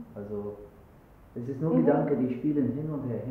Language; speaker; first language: German; non-native, learner; Arabic